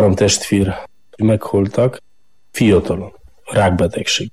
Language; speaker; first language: Hungarian; non-native, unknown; Polish